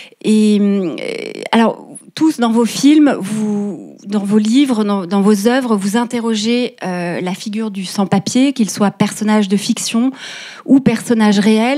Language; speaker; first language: French; native; French